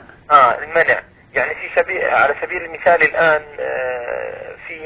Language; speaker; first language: Arabic; native; Arabic